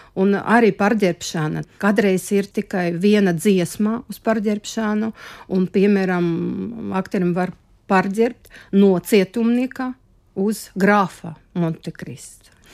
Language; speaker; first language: Latvian; non-native, local second language; Russian